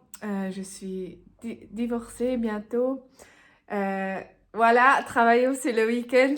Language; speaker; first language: French; non-native, local second language; Swiss German